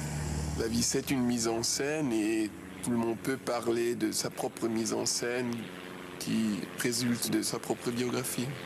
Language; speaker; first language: French; non-native, local second language; German